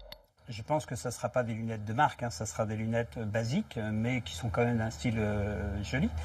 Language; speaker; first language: French; native; French